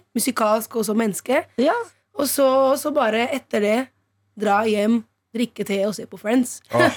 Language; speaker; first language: Norwegian; non-native, fluent; Italian